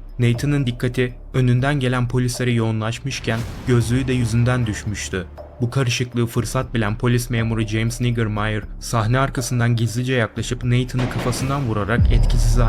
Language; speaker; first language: Turkish; native; Turkish